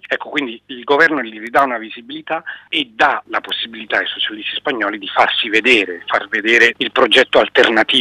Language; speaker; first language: Italian; native; Italian